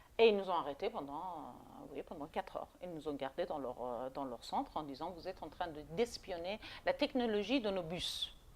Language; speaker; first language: French; non-native, fluent; Persian